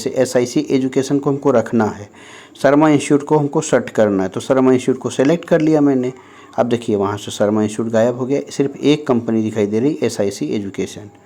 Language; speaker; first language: Hindi; native; Hindi